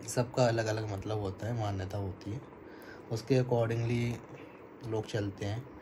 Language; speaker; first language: Hindi; native; Hindi